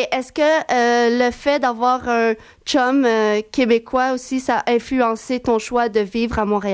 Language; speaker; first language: French; native; French